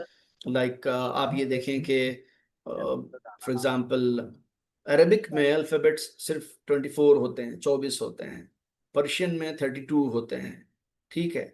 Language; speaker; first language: Hindi; native; Hindi